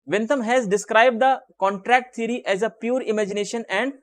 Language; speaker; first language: English; non-native, local second language; Hindi